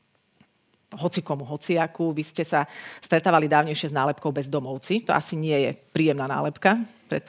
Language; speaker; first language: Slovak; native; Slovak